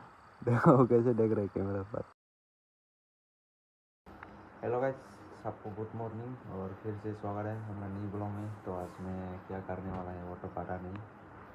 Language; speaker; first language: Hindi; non-native, learner; Kok Borok